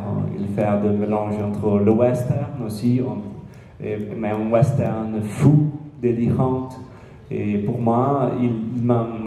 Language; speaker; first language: French; non-native, learner; Portuguese